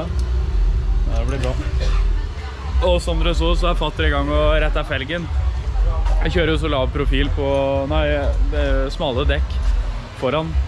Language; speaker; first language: Norwegian; native; Norwegian